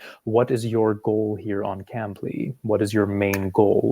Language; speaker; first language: English; non-native, fluent; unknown